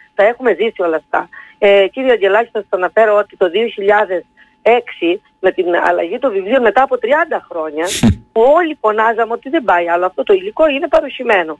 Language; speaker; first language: Greek; native; Greek